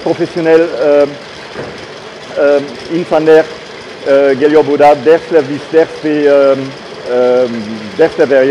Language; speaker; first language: Turkish; non-native, learner; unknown